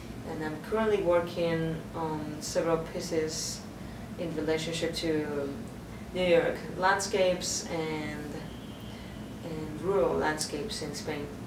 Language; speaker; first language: English; non-native, fluent; Spanish